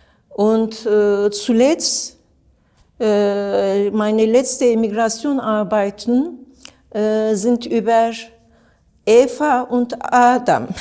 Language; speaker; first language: German; non-native, learner; Turkish